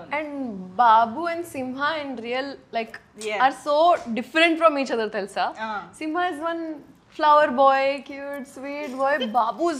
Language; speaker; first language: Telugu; non-native, local second language; Hindi